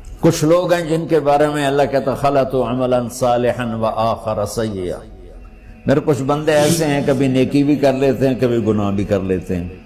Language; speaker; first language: Urdu; non-native, local second language; Punjabi